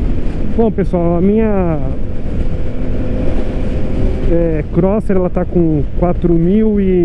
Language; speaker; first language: Portuguese; native; Portuguese